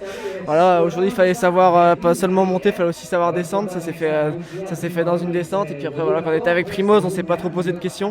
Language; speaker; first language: French; native; French